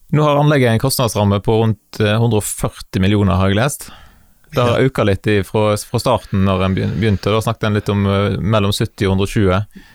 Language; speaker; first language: Norwegian; native; Norwegian